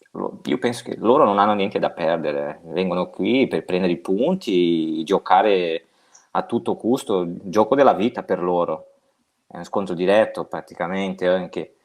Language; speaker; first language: Italian; non-native, fluent; Portuguese